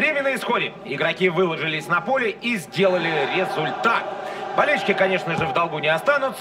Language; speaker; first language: Russian; native; Russian